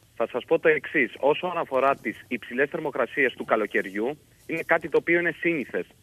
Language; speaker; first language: Greek; native; Greek